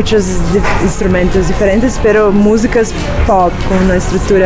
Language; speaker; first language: Spanish; non-native, learner; Portuguese